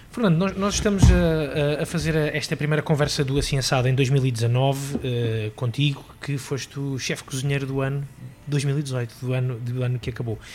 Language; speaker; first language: Portuguese; native; Portuguese